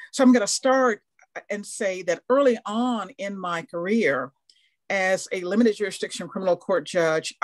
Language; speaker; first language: English; native; English